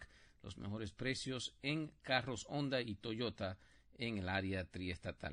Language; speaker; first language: Spanish; native; Spanish